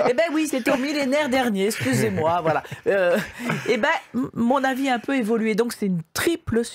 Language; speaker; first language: French; native; French